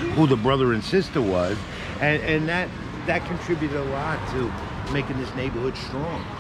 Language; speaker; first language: English; native; English